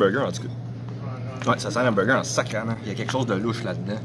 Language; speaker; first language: French; native; French